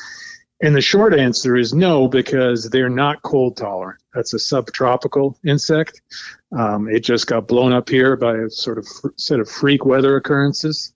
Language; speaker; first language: English; native; English